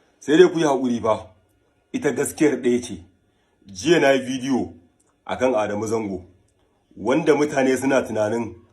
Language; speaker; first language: Hausa; non-native, local second language; Kanuri